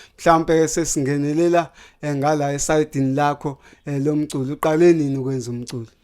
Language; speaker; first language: Zulu; native; Zulu